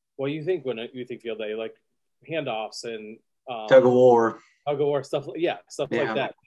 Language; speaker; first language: English; native; English